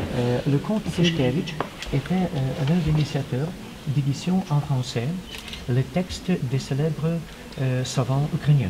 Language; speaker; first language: French; non-native, learner; Ukrainian